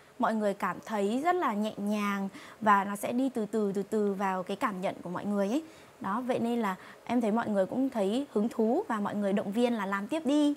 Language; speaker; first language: Vietnamese; non-native, local second language; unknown